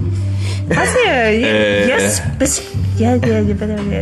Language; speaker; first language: Danish; non-native, learner; English